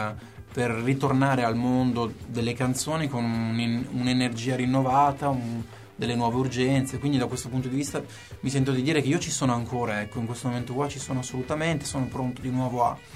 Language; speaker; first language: Italian; native; Italian